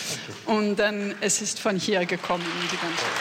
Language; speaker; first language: German; non-native, learner; French